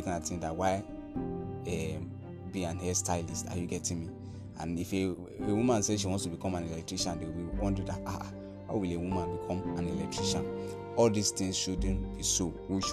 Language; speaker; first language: English; non-native, local second language; Yoruba